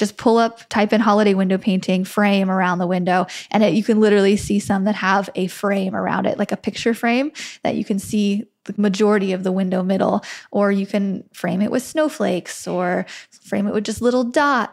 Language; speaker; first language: English; native; English